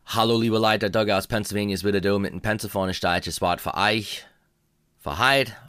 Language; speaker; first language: German; early bilingual, heritage; English